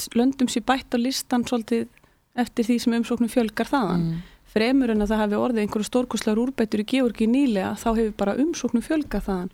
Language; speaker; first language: Icelandic; native; Icelandic